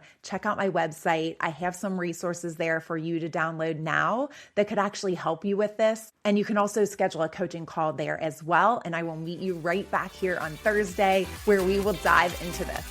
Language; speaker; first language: English; native; English